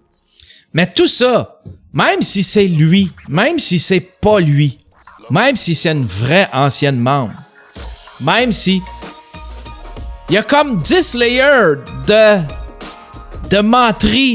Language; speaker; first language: French; native; French